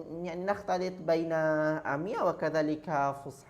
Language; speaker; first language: Arabic; non-native, learner; Malay